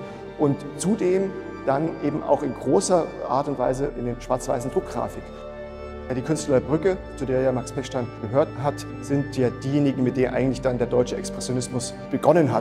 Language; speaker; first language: German; native; German